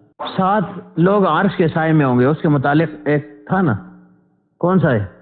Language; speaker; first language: Urdu; non-native, local second language; Pashto